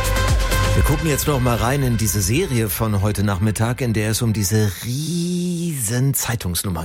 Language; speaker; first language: German; native; German